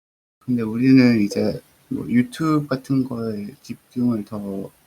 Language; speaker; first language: Korean; early bilingual, heritage; Korean